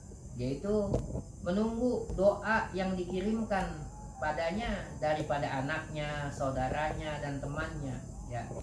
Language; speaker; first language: Indonesian; native; Indonesian